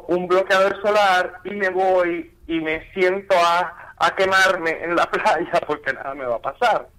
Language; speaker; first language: Spanish; native; Spanish